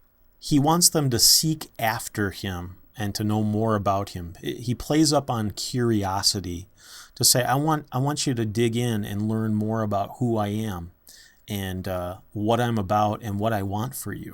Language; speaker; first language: English; native; English